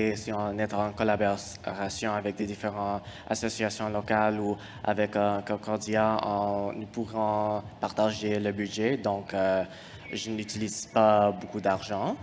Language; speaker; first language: French; non-native, fluent; English